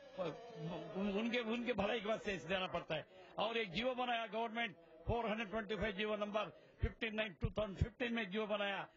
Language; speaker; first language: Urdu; native; Urdu